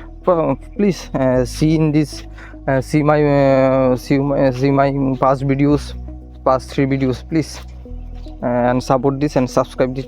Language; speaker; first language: English; non-native, learner; Hindi